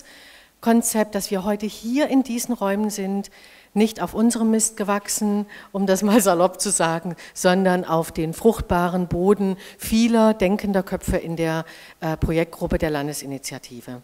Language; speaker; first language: German; native; German